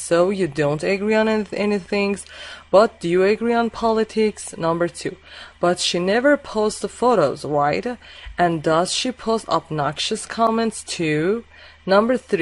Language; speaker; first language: English; non-native, fluent; Persian